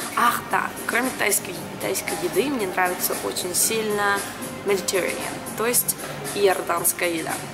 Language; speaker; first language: Russian; early bilingual, heritage; Russian